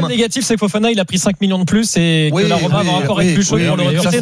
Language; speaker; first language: French; native; French